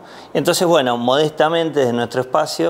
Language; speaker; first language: Spanish; native; Spanish